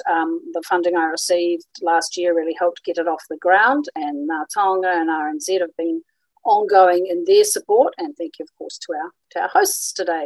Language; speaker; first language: English; native; English